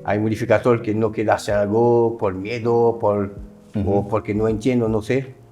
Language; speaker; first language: Spanish; non-native, learner; French